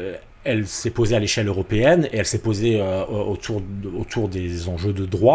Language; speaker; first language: French; native; French